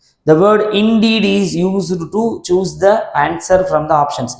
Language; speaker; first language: English; non-native, local second language; Tamil